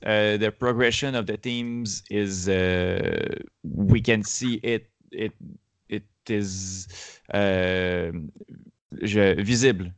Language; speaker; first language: English; non-native, learner; French